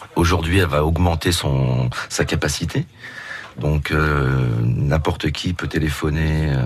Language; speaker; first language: French; native; French